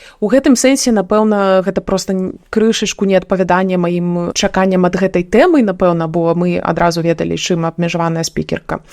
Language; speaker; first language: Belarusian; non-native, local second language; Russian